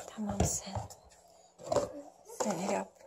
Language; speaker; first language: Turkish; non-native, learner; Russian